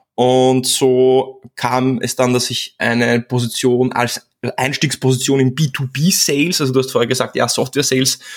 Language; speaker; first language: German; early bilingual, other home language; Czech